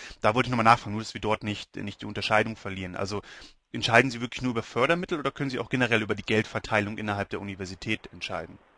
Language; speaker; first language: German; native; German